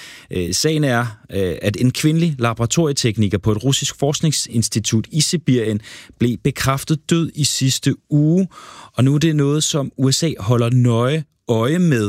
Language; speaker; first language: Danish; native; Danish